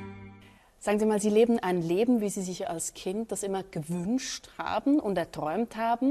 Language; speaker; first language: German; native; German